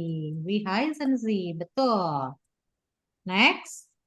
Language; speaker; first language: German; non-native, fluent; Indonesian